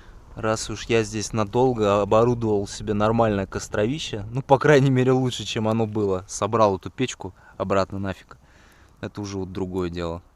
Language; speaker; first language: Russian; native; Russian